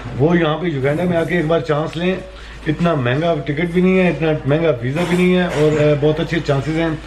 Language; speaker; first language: Urdu; non-native, local second language; Punjabi